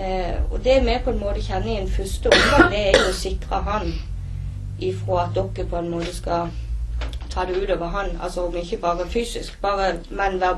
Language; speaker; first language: Norwegian; native; Norwegian